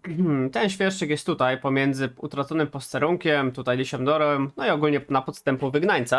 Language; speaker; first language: Polish; native; Polish